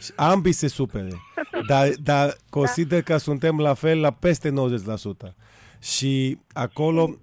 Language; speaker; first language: Romanian; non-native, fluent; Greek